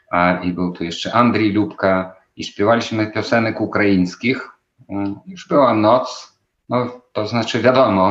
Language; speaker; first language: Polish; non-native, fluent; Ukrainian